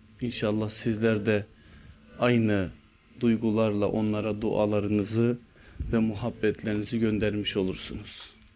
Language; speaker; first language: Turkish; native; Turkish